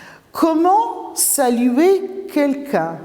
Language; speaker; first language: French; non-native, fluent; Maltese